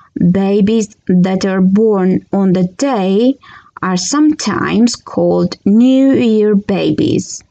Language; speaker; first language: English; non-native, fluent; Georgian